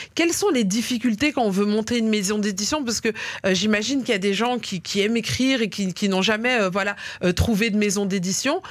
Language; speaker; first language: French; early bilingual, other home language; Lingala